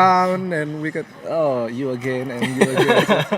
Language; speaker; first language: English; non-native, learner; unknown